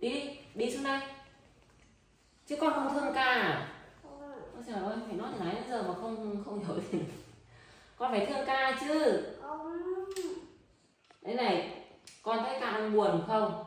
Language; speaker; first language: Vietnamese; native; Vietnamese